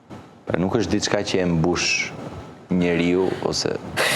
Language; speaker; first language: Albanian; native; Albanian